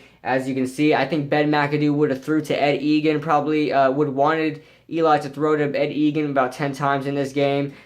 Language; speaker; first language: English; native; English